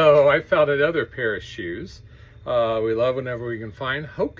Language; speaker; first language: English; native; English